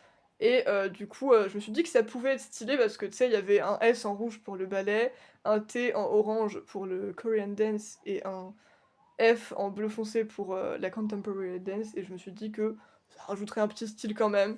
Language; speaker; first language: French; native; French